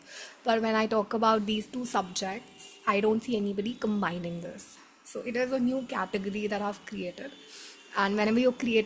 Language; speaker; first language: English; non-native, local second language; Hindi